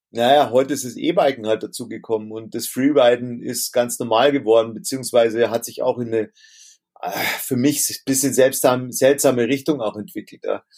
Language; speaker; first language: German; native; German